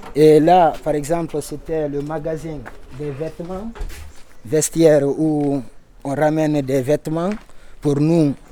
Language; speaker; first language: French; non-native, local second language; Fula